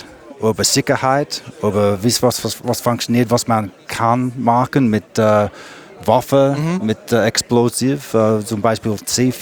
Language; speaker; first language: German; non-native, learner; English